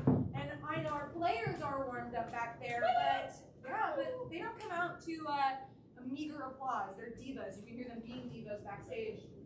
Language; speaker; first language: English; native; English